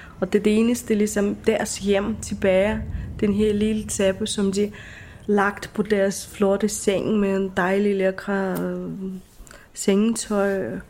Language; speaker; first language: Danish; non-native, fluent; Ukrainian